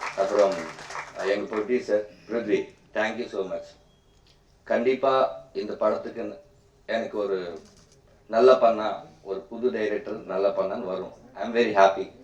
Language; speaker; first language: Tamil; non-native, learner; Telugu